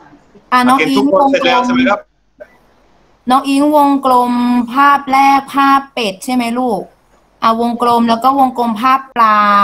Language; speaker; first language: Thai; native; Thai